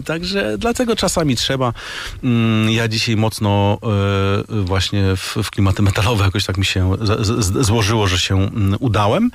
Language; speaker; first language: Polish; native; Polish